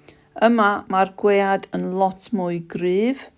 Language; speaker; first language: Welsh; non-native, local second language; English